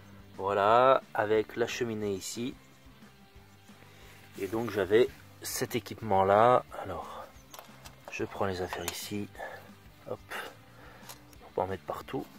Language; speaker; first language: French; native; French